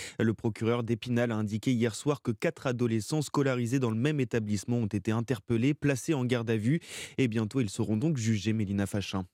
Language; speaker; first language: French; native; French